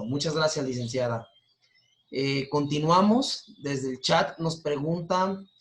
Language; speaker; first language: Spanish; native; Spanish